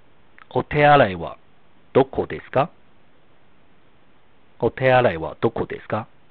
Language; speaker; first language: Japanese; non-native, fluent; Chinese